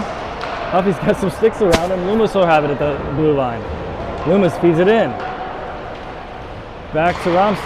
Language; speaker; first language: English; native; English